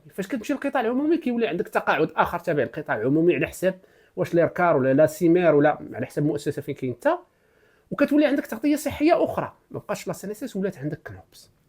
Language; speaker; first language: Arabic; native; Arabic